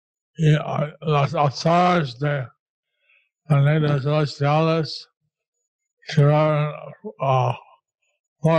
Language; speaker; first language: Spanish; non-native, learner; English